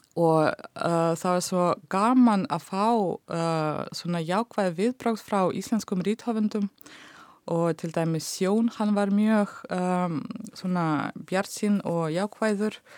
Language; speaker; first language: Icelandic; non-native, fluent; Russian